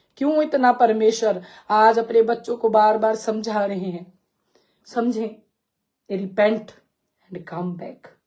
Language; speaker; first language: Hindi; non-native, local second language; Punjabi